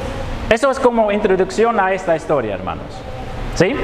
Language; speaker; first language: Spanish; non-native, fluent; Dutch